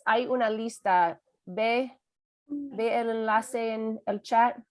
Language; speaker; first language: Spanish; non-native, learner; English